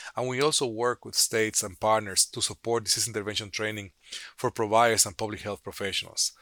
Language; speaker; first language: English; non-native, fluent; Spanish